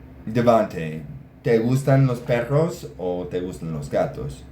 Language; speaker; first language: Spanish; non-native, fluent; English